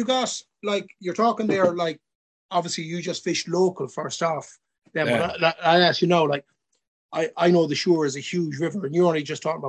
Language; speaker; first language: English; native; English